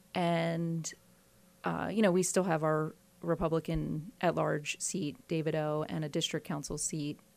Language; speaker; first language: English; native; English